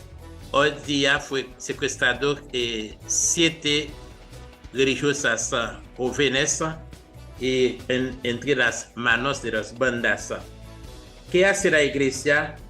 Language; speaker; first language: Spanish; non-native, fluent; Haitian Creole